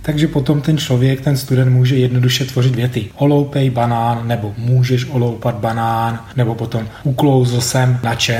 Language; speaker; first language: Czech; native; Czech